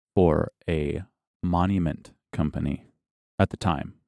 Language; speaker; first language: English; native; English